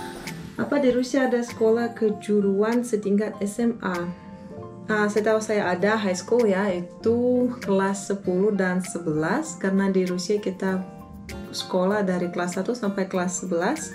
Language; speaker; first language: Indonesian; non-native, fluent; Russian